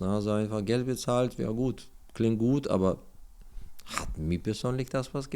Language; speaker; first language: German; non-native, learner; Russian